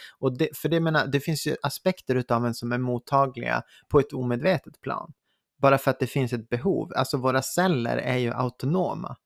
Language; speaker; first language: Swedish; native; Swedish